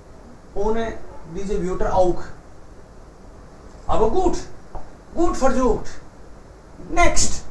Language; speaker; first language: German; non-native, fluent; Hindi